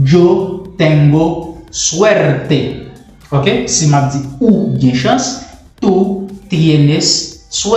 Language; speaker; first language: Spanish; non-native, learner; Haitian Creole